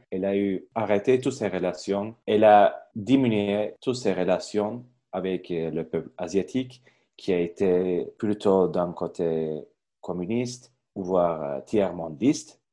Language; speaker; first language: French; non-native, fluent; Turkish